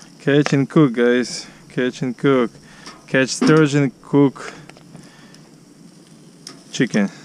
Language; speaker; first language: English; non-native, learner; Ukrainian